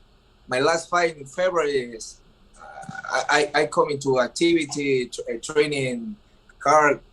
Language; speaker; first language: English; non-native, learner; Spanish